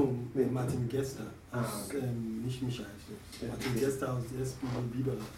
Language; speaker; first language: German; non-native, learner; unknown